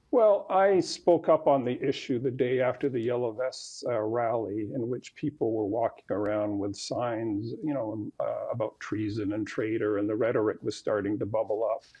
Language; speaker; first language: English; native; English